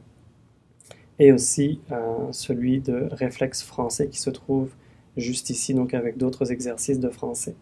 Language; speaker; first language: French; native; French